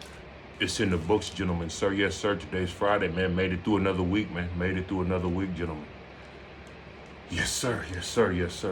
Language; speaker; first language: English; native; English